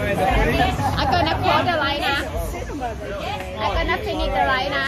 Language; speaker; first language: English; non-native, learner; Thai